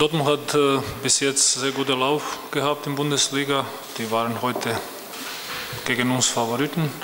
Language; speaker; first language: German; non-native, fluent; Croatian